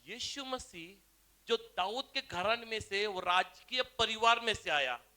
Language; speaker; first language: Hindi; non-native, local second language; Marathi